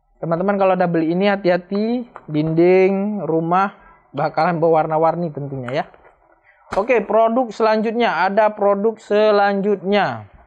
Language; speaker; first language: Indonesian; native; Indonesian